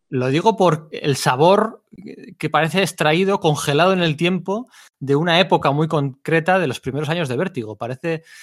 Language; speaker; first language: Spanish; native; Spanish